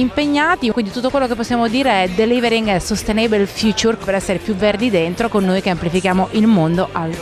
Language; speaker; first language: Italian; native; Italian